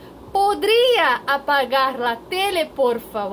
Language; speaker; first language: Spanish; non-native, fluent; Portuguese